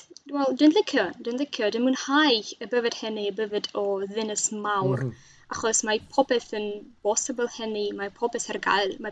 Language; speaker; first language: Welsh; non-native, learner; Russian